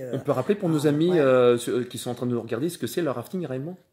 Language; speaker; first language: French; native; French